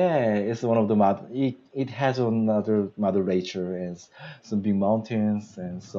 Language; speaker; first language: English; non-native, learner; Korean